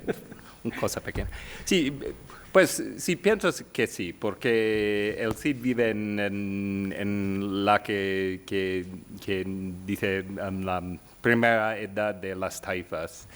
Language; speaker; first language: Spanish; non-native, learner; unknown